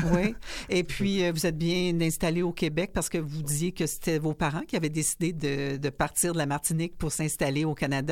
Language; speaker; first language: French; native; French